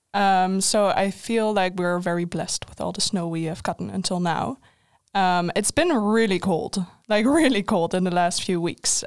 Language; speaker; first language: English; non-native, fluent; Dutch